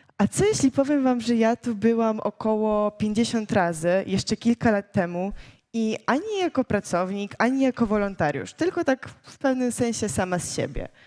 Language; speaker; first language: Polish; early bilingual, other home language; Ukrainian